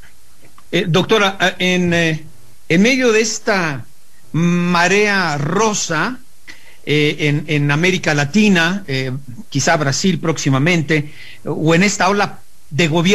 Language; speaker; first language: Spanish; native; Spanish